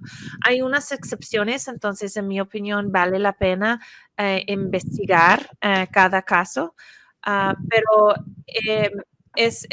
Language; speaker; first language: Spanish; non-native, fluent; English